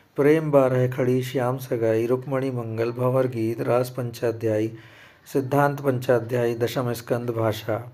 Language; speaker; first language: Hindi; native; Hindi